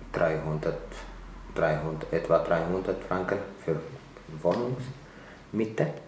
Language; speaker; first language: German; non-native, learner; Tigrinya